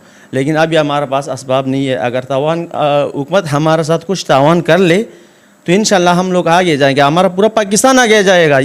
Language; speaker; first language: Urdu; non-native, local second language; Pashto